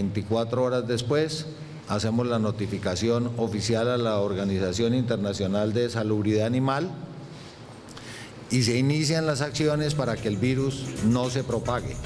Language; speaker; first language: Spanish; native; Spanish